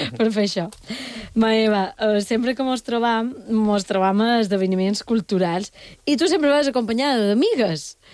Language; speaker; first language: Catalan; native; Catalan